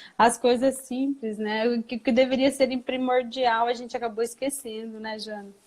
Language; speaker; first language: Portuguese; early bilingual, heritage; Portuguese